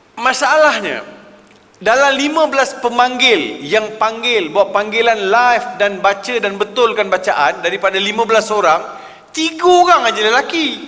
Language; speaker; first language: Malay; non-native, local second language; Tamil